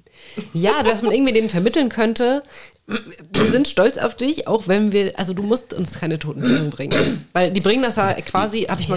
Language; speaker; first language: German; native; German